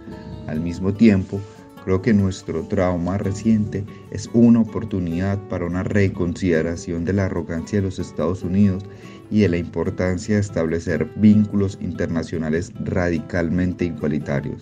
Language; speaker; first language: Spanish; native; Spanish